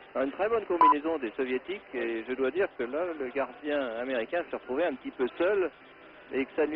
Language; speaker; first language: French; native; French